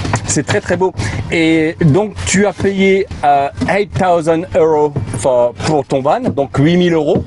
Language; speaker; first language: French; native; French